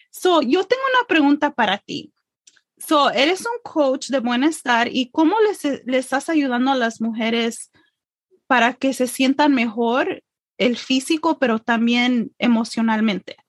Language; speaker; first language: Spanish; early bilingual, heritage; English